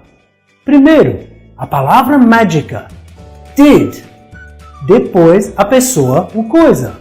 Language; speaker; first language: Portuguese; non-native, fluent; English